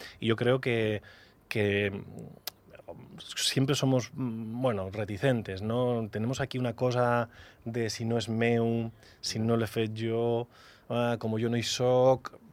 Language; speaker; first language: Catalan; non-native, local second language; Spanish